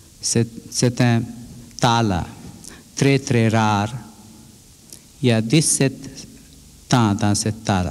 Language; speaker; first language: French; non-native, fluent; Bangla